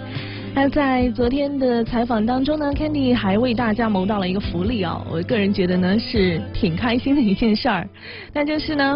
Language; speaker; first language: Chinese; native; Chinese